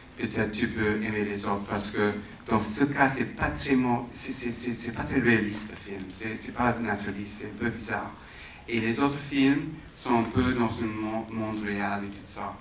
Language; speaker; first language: French; non-native, fluent; English